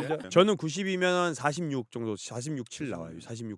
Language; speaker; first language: Korean; native; Korean